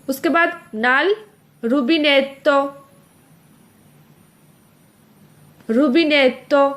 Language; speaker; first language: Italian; non-native, fluent; Urdu